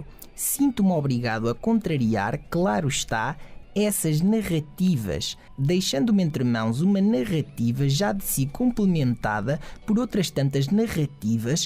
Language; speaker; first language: Portuguese; native; Portuguese